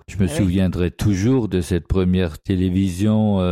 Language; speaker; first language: French; native; French